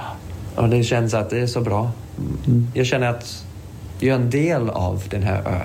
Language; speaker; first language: Swedish; non-native, fluent; English